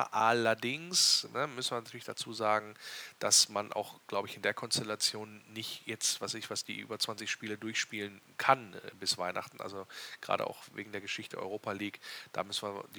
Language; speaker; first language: German; native; German